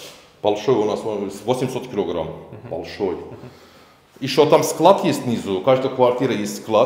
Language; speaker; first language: Russian; non-native, learner; Turkish